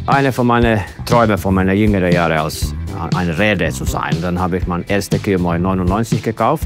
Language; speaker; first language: German; non-native, fluent; Finnish